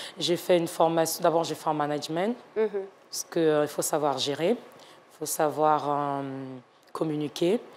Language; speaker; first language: French; non-native, local second language; Yoruba